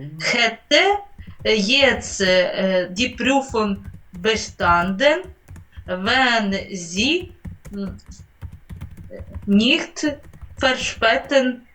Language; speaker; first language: German; non-native, learner; Ukrainian